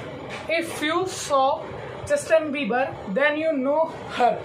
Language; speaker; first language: English; non-native, local second language; Hindi